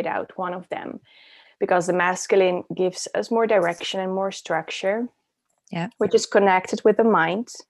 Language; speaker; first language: English; non-native, fluent; Dutch